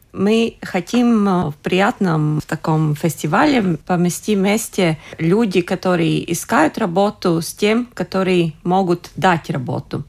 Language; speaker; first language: Russian; non-native, local second language; Latvian